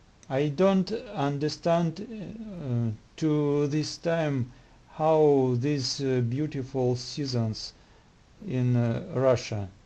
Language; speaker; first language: English; non-native, learner; Russian